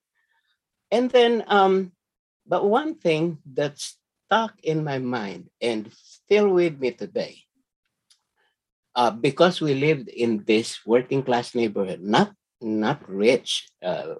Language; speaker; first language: English; non-native, local second language; Filipino